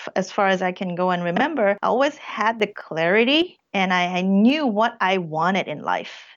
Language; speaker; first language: English; early bilingual, other home language; Korean